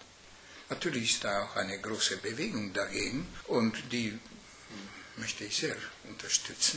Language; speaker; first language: German; non-native, fluent; Hungarian